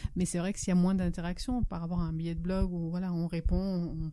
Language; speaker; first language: French; early bilingual, other home language; Italian